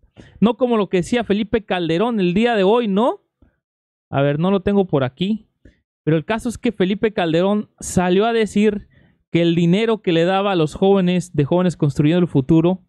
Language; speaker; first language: Spanish; native; Spanish